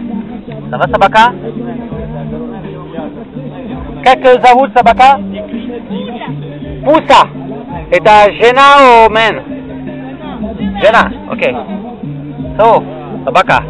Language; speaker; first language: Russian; non-native, learner; French